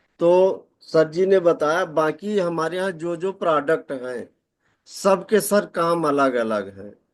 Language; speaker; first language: Hindi; native; Hindi